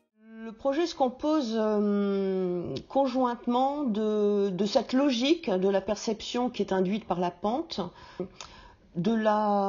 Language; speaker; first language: French; native; French